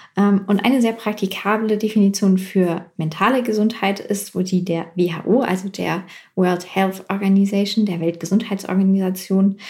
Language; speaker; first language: German; native; German